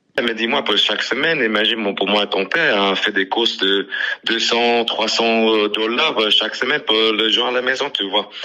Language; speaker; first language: French; non-native, learner; English